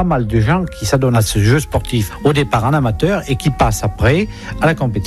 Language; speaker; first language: French; native; French